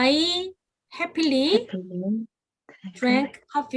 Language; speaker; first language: English; non-native, fluent; Korean